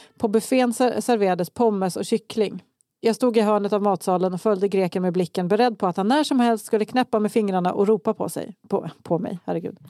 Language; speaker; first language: Swedish; native; Swedish